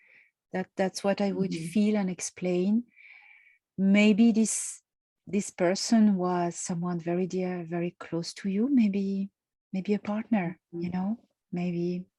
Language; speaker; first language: English; non-native, fluent; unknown